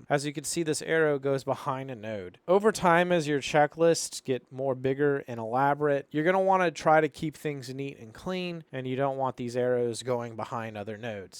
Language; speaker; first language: English; native; English